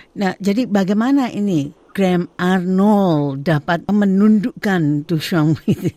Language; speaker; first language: Indonesian; native; Indonesian